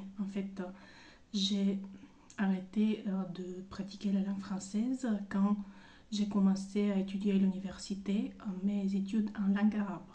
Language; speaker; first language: French; non-native, fluent; Bulgarian